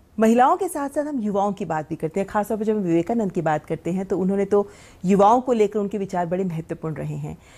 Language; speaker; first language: Hindi; native; Hindi